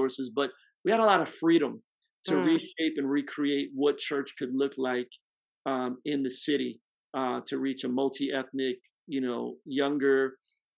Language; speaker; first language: English; native; English